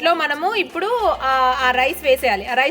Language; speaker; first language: Telugu; native; Telugu